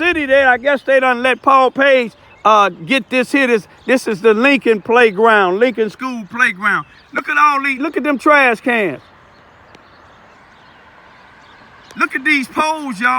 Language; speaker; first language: English; native; English